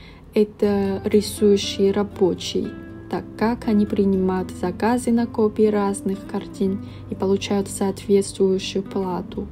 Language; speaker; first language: Russian; non-native, fluent; Chinese